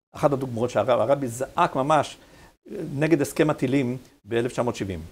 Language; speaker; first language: Hebrew; native; Hebrew